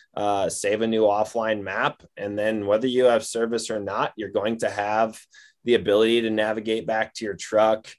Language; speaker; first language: English; native; English